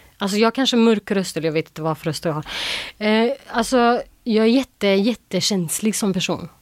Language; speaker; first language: Swedish; early bilingual, other home language; Albanian